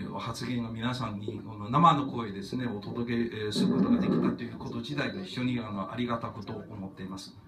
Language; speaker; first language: Japanese; non-native, fluent; Chinese